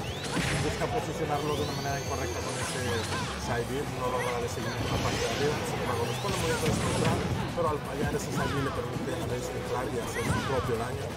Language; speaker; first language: Spanish; native; Spanish